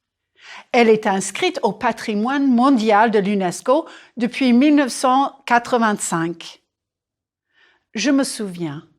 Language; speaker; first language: French; non-native, fluent; English